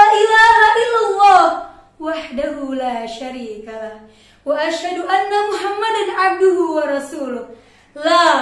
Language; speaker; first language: Arabic; non-native, learner; Indonesian